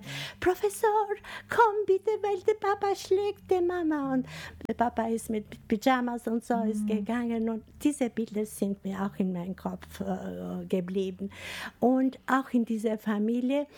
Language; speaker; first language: German; non-native, learner; Albanian